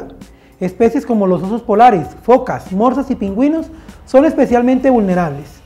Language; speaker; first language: Spanish; native; Spanish